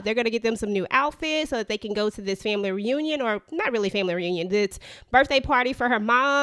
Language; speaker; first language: English; native; English